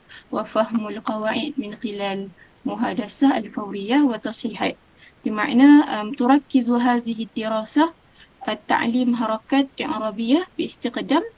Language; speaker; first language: Arabic; non-native, learner; Malay